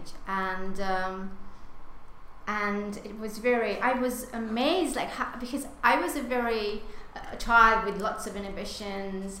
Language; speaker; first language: English; non-native, fluent; Hungarian